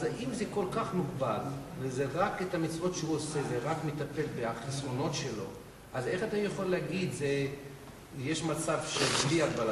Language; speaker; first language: Hebrew; non-native, local second language; English